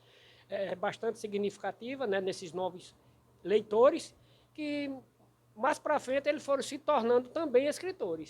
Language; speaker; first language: Portuguese; native; Portuguese